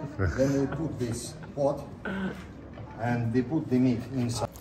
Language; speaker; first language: English; non-native, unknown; Uzbek